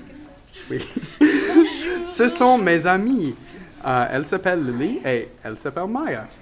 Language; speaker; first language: French; non-native, learner; English